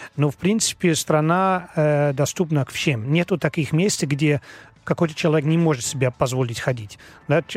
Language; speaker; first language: Russian; non-native, learner; Dutch